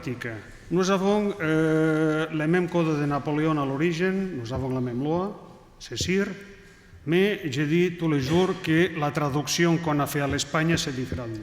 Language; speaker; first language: French; non-native, learner; Catalan